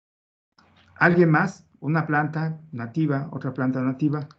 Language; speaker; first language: Spanish; native; Spanish